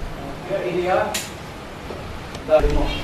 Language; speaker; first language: French; non-native, learner; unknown